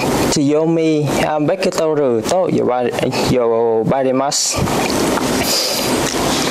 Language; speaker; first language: Japanese; non-native, learner; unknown